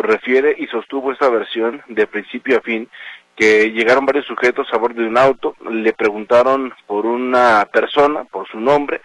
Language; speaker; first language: Spanish; native; Spanish